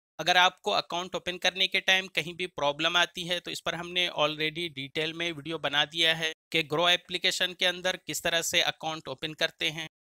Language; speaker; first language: Hindi; native; Hindi